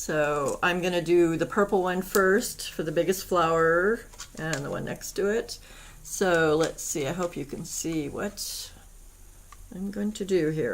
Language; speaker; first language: English; native; English